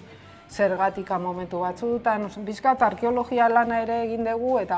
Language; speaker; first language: Basque; native; Basque